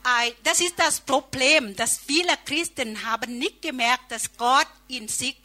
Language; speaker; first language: German; non-native, learner; Thai